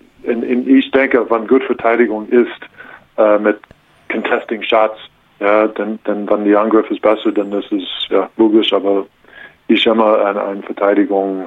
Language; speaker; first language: German; non-native, learner; English